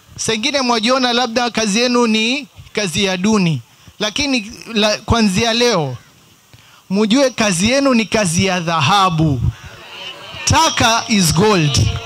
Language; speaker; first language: Swahili; native; Swahili